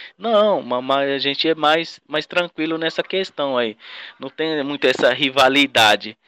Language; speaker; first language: Portuguese; non-native, local second language; Guarani